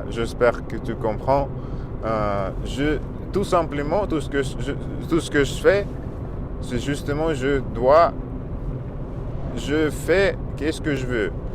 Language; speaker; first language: French; non-native, learner; Russian